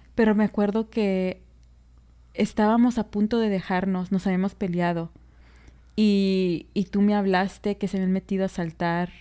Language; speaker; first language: Spanish; early bilingual, heritage; Spanish